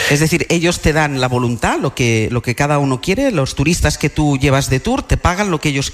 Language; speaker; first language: Spanish; native; Spanish